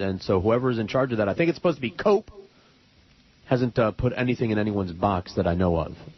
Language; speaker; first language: English; native; English